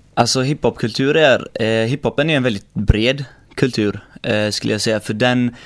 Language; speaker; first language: Swedish; early bilingual, other home language; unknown